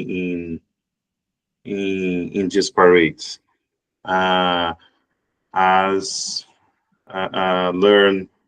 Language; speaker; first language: English; non-native, learner; Portuguese